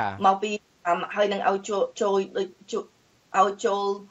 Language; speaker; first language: Khmer; early bilingual, heritage; Khmer